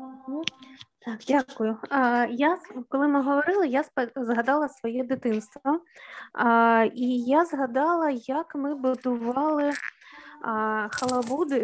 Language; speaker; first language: Ukrainian; native; Ukrainian